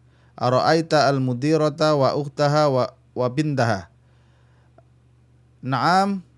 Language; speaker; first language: Arabic; non-native, fluent; Indonesian